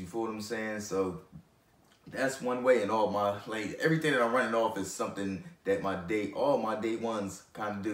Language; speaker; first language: English; native; English